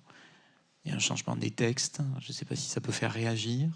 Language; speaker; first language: French; native; French